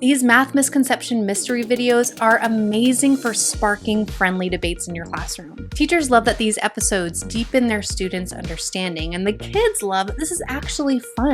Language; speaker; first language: English; native; English